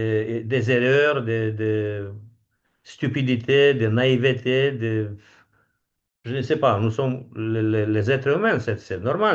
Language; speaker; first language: French; non-native, fluent; Romanian